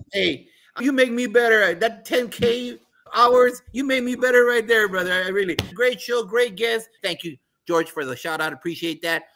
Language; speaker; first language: English; early bilingual, other home language; Spanish